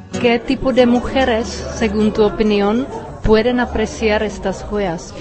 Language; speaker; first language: Spanish; non-native, fluent; Czech